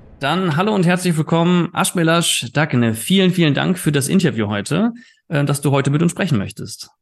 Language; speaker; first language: German; native; German